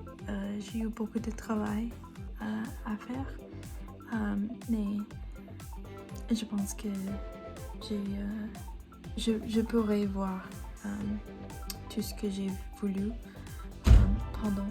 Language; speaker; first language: French; non-native, learner; English